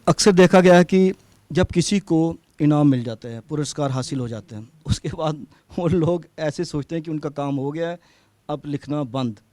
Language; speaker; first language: Hindi; non-native, local second language; Dogri